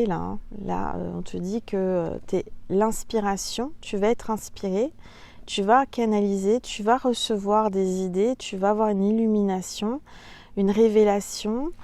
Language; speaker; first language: French; native; French